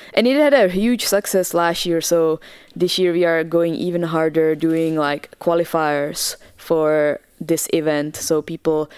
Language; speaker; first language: English; non-native, fluent; Czech